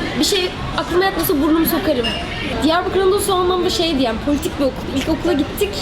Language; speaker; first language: Turkish; native; Turkish